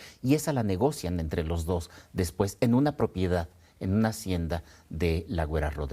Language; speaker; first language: Spanish; native; Spanish